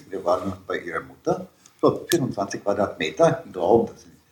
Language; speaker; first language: German; non-native, learner; Bosnian